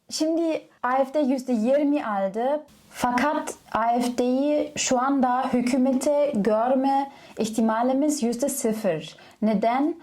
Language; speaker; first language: Turkish; non-native, fluent; German